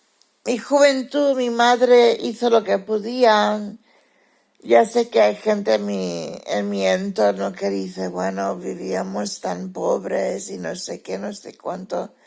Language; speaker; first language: Spanish; early bilingual, heritage; Spanish